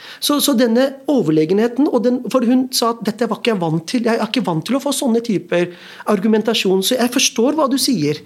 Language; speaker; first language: Norwegian; early bilingual, other home language; Urdu